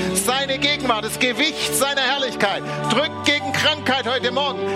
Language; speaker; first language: German; native; German